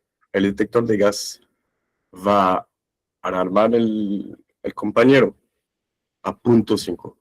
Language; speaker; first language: Spanish; non-native, fluent; French